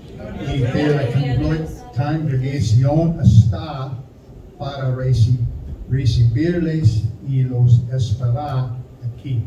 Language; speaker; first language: Spanish; non-native, learner; German